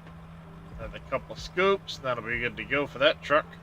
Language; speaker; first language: English; native; English